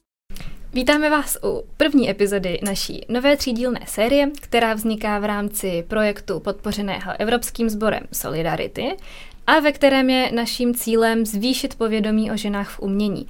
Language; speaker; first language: Czech; native; Czech